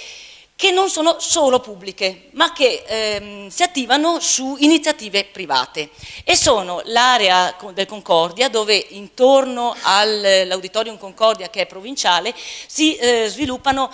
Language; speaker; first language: Italian; native; Italian